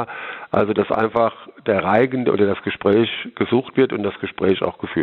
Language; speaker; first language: German; native; German